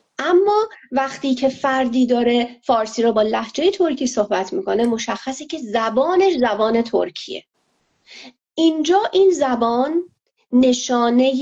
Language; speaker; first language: Persian; non-native, local second language; Azerbaijani